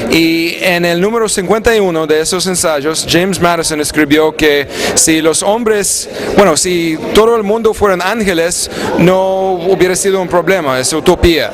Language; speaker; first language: Spanish; non-native, fluent; English